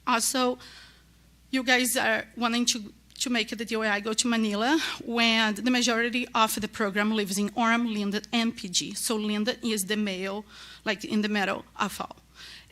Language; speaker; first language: English; non-native, learner; Portuguese